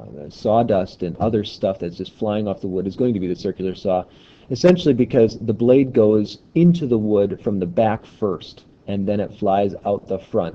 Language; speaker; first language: English; native; English